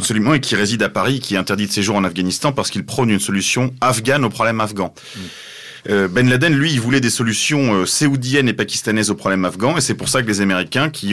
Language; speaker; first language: French; native; French